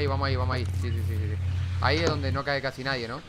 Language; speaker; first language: Spanish; native; Spanish